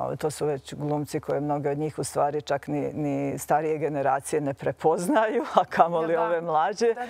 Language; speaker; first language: Croatian; native; Croatian